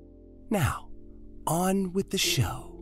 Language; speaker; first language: English; native; English